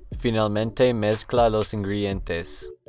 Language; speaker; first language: Spanish; non-native, learner; English